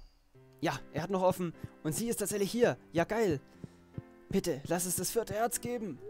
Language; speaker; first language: German; native; German